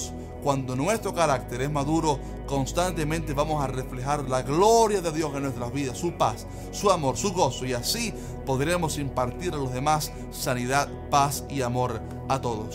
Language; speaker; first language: Spanish; native; Spanish